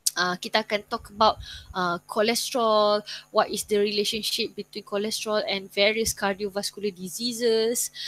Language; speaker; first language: English; non-native, local second language; Malay